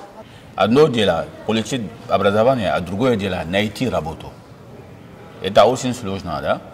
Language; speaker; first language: Russian; non-native, fluent; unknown